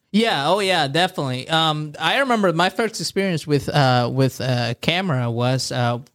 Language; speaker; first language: English; non-native, fluent; Spanish